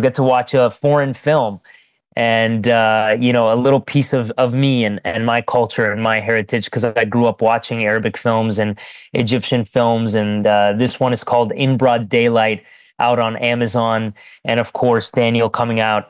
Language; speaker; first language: English; non-native, fluent; Arabic